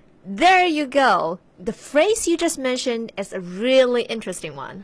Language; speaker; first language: English; non-native, fluent; Chinese